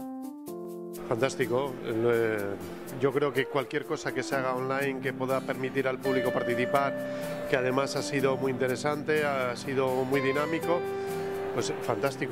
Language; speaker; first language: Spanish; native; Spanish